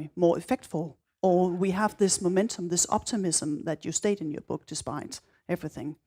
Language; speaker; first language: English; non-native, fluent; Danish